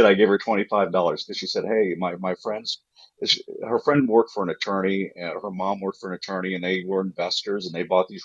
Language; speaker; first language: English; native; English